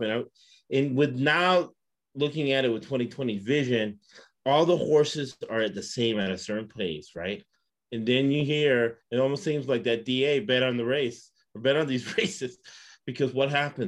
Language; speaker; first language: English; early bilingual, other home language; Spanish